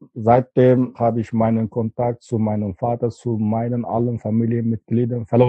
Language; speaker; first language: German; non-native, fluent; Uyghur